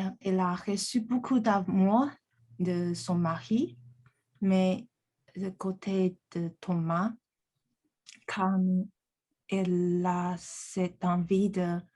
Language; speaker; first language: French; non-native, fluent; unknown